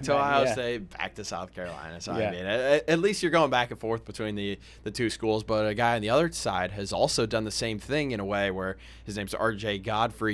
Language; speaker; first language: English; native; English